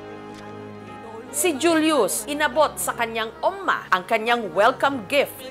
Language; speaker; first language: Filipino; native; Filipino